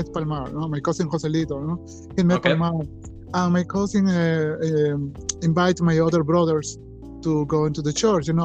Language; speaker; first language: English; non-native, learner; Spanish